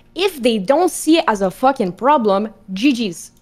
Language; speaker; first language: English; non-native, fluent; French